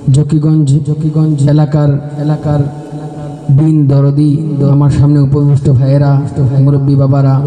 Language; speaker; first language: Bangla; native; Bangla